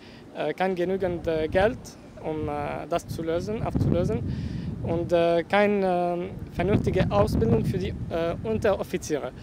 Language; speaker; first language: German; non-native, fluent; Arabic